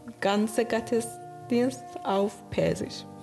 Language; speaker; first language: German; non-native, learner; Persian